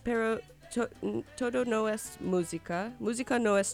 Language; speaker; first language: Spanish; non-native, learner; English